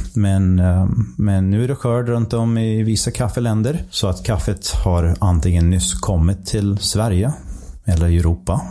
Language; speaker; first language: Swedish; non-native, fluent; English